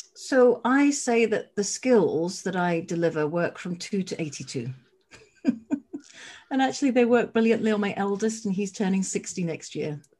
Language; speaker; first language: English; native; English